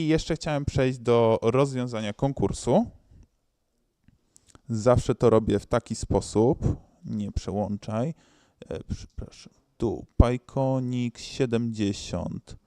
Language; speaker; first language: Polish; native; Polish